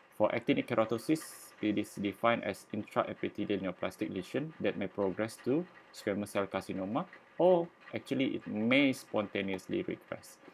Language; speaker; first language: English; non-native, local second language; Malay